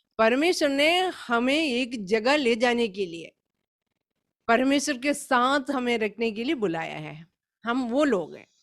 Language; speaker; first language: Hindi; non-native, local second language; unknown